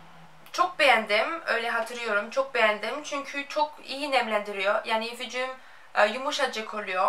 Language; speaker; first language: Turkish; non-native, fluent; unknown